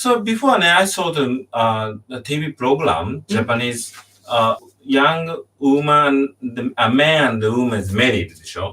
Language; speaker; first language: English; non-native, learner; Japanese